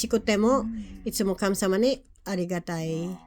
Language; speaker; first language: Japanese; non-native, learner; Filipino